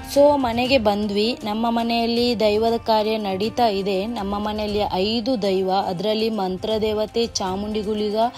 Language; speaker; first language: Kannada; non-native, local second language; Tulu